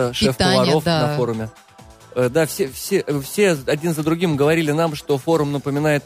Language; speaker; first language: Russian; native; Russian